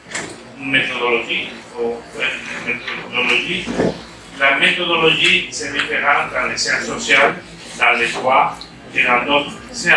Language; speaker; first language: French; non-native, fluent; Spanish